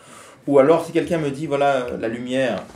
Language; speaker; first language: French; native; French